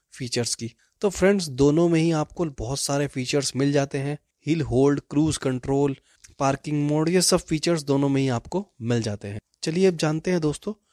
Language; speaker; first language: Hindi; native; Hindi